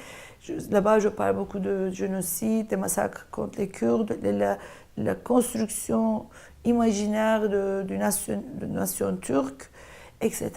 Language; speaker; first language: French; non-native, fluent; Turkish